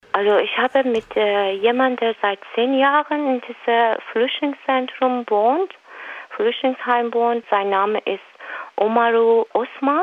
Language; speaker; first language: German; non-native, fluent; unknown